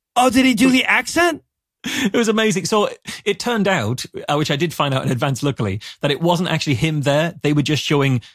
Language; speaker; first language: English; native; English